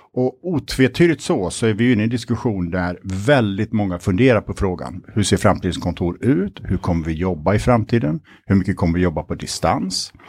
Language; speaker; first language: Swedish; native; Swedish